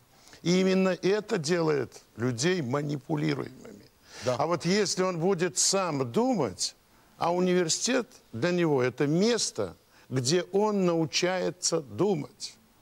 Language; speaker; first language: Russian; native; Russian